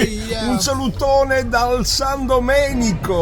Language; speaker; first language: Italian; native; Italian